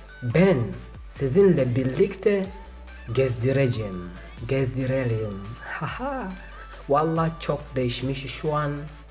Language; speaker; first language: Turkish; non-native, learner; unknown